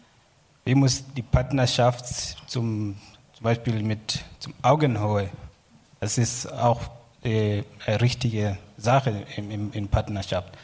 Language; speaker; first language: German; non-native, learner; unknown